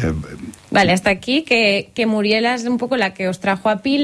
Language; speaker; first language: Portuguese; non-native, learner; Catalan